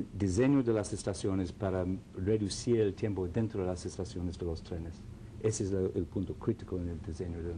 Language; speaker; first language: Spanish; non-native, fluent; English